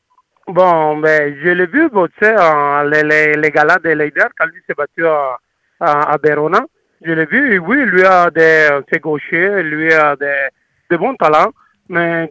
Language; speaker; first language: French; non-native, learner; Spanish